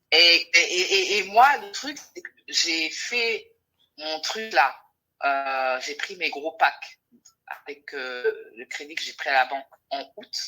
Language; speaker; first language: French; non-native, local second language; Wolof